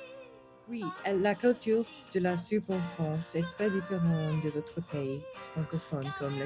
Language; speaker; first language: French; non-native, learner; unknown